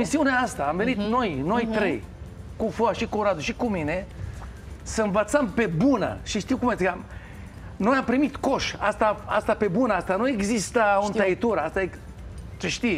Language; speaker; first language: Romanian; non-native, learner; Hebrew